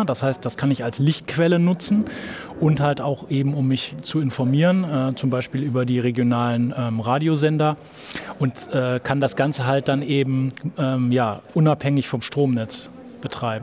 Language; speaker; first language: German; native; German